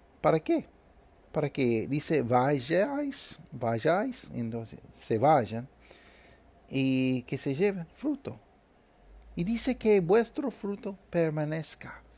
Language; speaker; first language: Spanish; non-native, fluent; English